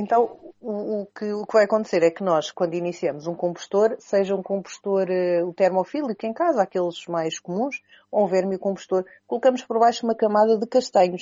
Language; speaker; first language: Portuguese; native; Portuguese